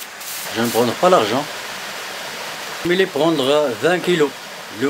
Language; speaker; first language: French; non-native, learner; Berber languages